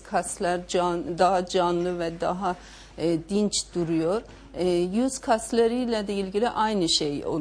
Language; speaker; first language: Turkish; non-native, fluent; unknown